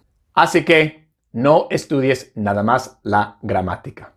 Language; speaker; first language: Spanish; non-native, fluent; English